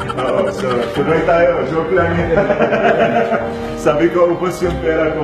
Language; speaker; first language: Filipino; non-native, learner; Arabic